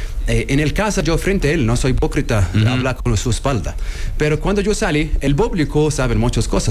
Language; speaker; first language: Spanish; non-native, learner; Arabic